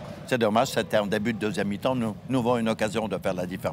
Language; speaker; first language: French; native; French